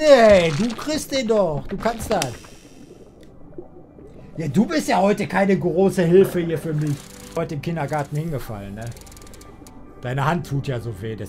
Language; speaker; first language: German; native; German